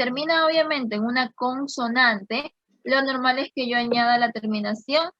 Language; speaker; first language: Spanish; native; Spanish